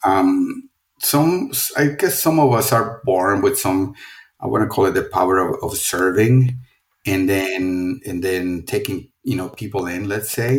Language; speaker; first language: English; non-native, fluent; Spanish